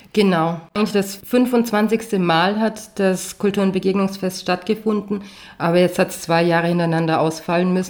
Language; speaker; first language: German; native; German